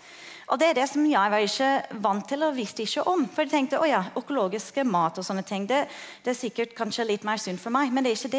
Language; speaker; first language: Norwegian; non-native, fluent; English